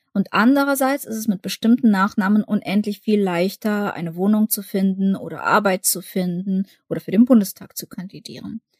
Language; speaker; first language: German; early bilingual, other home language; Russian